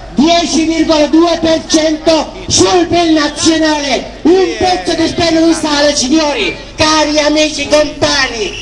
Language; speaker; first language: Italian; non-native, local second language; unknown